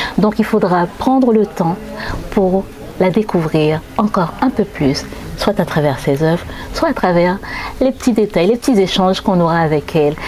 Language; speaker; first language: French; non-native, local second language; Haitian Creole